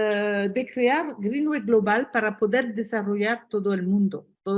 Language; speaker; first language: Spanish; non-native, fluent; French